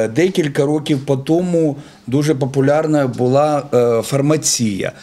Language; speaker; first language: Ukrainian; non-native, local second language; Russian